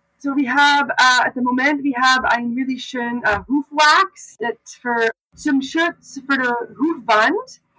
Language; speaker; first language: German; non-native, learner; English